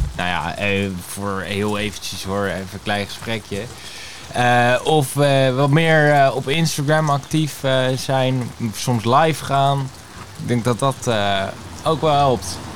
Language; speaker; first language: Dutch; native; Dutch